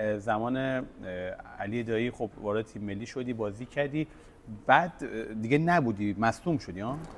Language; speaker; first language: Persian; native; Persian